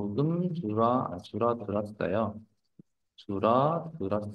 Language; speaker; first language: Korean; non-native, fluent; Vietnamese